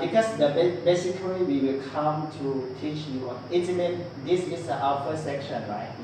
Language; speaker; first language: English; non-native, learner; Lao